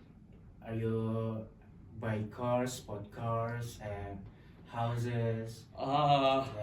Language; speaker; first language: English; non-native, local second language; Indonesian